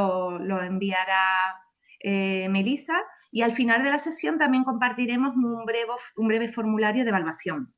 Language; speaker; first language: Spanish; native; Spanish